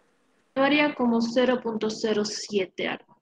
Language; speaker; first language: Spanish; native; Spanish